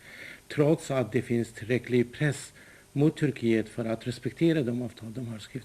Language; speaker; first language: Swedish; non-native, fluent; Kurdish